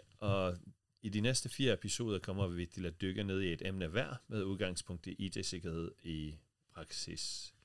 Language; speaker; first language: Danish; non-native, fluent; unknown